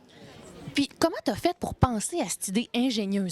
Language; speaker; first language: French; native; French